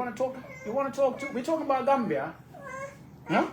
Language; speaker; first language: English; non-native, local second language; Wolof